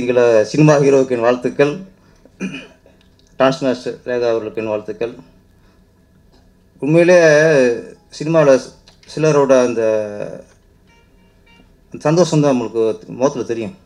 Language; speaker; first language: Tamil; native; Tamil